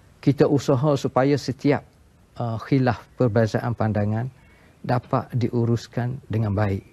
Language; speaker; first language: Malay; native; Malay